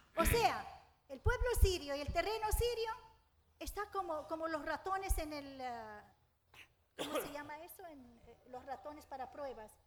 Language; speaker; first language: Spanish; non-native, fluent; Arabic